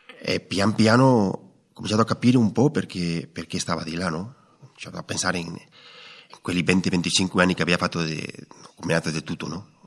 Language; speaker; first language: Italian; non-native, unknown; Spanish